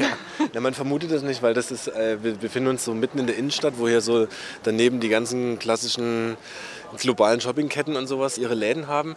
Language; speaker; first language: German; native; German